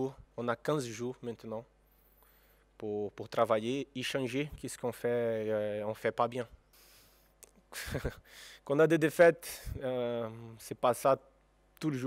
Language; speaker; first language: French; non-native, fluent; Portuguese